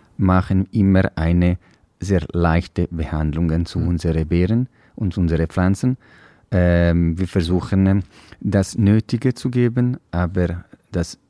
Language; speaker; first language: German; non-native, local second language; Italian